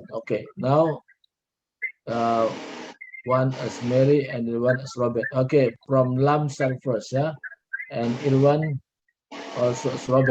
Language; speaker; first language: English; non-native, learner; Indonesian